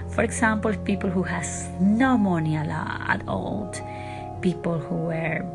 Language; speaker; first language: English; non-native, fluent; Spanish